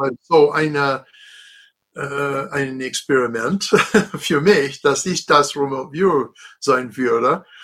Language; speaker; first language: German; non-native, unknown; English